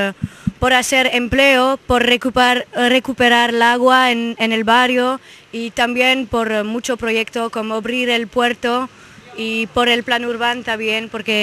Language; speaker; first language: Spanish; non-native, learner; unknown